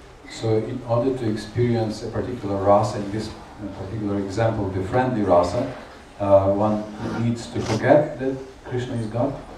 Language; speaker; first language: English; non-native, fluent; Russian